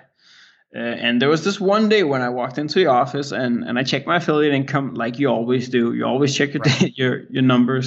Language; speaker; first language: English; non-native, fluent; Danish